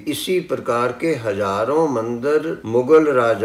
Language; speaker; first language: Hindi; non-native, local second language; Punjabi